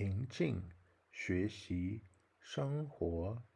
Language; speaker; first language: Chinese; non-native, learner; English